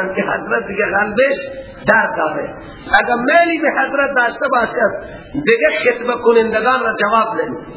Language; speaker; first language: Persian; non-native, local second language; Baluchi